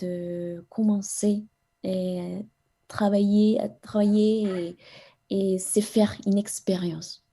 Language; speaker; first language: French; non-native, fluent; Spanish